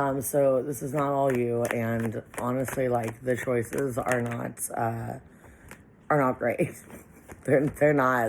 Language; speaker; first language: English; native; English